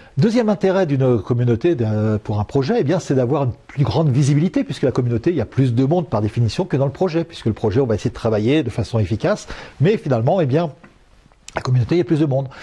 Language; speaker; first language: French; native; French